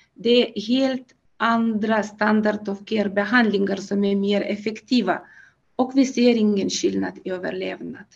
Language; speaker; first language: Swedish; non-native, fluent; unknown